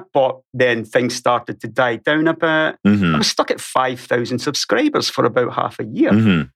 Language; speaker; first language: English; native; English